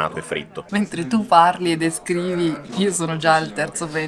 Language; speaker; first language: Italian; native; Italian